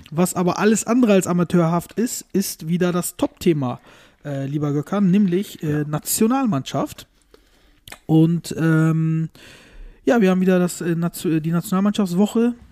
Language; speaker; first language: German; early bilingual, other home language; Turkish